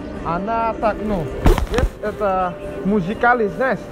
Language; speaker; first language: Russian; non-native, learner; Indonesian